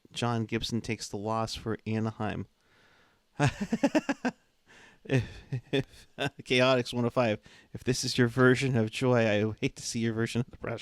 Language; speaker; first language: English; native; English